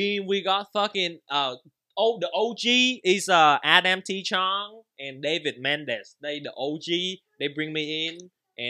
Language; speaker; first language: English; non-native, learner; Vietnamese